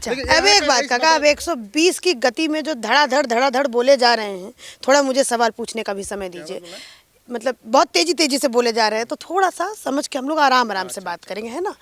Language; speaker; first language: Hindi; native; Hindi